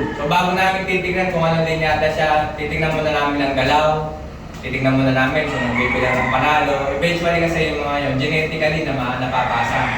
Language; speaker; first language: Filipino; non-native, local second language; Pampanga